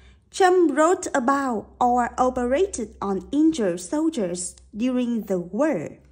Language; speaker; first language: English; non-native, fluent; Vietnamese